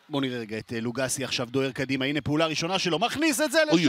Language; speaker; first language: Hebrew; native; Hebrew